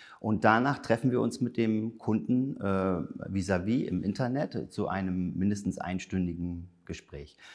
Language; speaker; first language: German; native; German